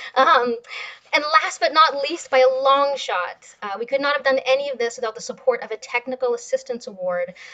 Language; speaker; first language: English; native; English